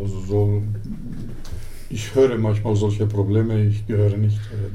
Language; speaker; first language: German; early bilingual, other home language; Turkish